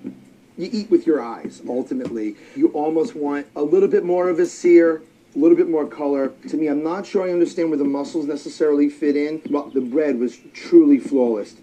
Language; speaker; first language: English; native; English